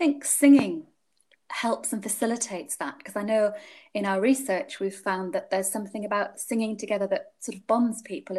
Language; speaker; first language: English; native; English